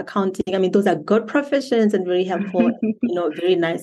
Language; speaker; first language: English; non-native, local second language; Tswana